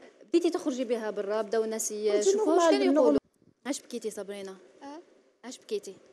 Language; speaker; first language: Arabic; native; Arabic